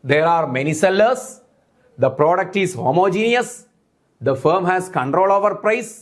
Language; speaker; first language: English; non-native, local second language; Malayalam